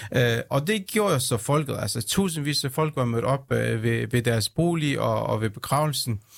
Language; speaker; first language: Danish; early bilingual, other home language; Central Kurdish